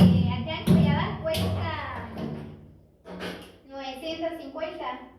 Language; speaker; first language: Spanish; native; Spanish